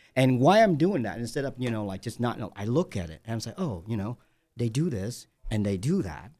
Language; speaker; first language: English; non-native, fluent; Vietnamese